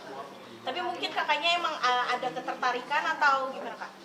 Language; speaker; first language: Indonesian; native; Indonesian